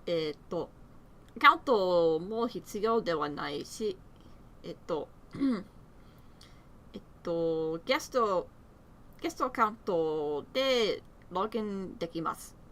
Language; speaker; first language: Japanese; non-native, learner; English